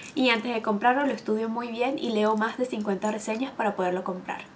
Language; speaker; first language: Spanish; native; Spanish